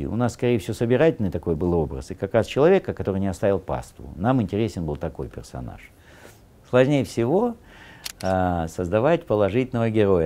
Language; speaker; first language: Russian; native; Russian